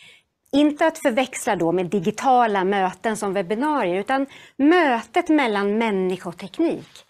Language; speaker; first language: Swedish; native; Swedish